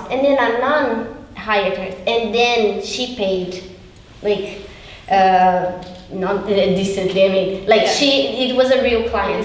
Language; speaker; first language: English; non-native, fluent; Italian